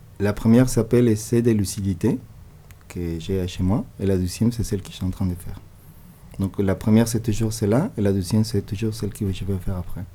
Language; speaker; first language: French; non-native, fluent; Spanish